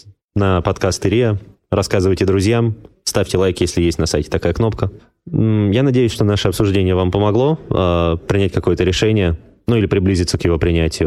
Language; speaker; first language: Russian; native; Russian